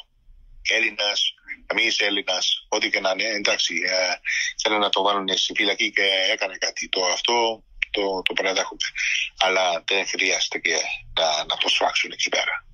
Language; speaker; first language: Greek; early bilingual, heritage; Greek